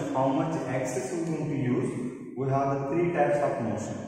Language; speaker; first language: English; non-native, local second language; Kannada